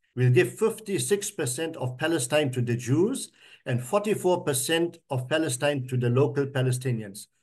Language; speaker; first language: English; native; English